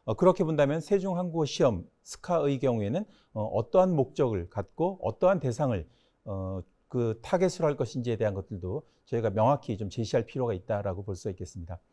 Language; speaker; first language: Korean; native; Korean